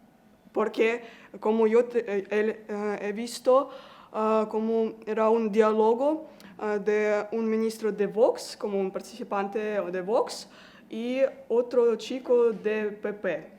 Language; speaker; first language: Spanish; non-native, learner; Russian